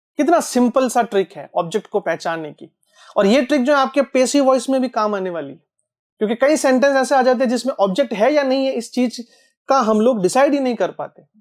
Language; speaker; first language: Hindi; native; Hindi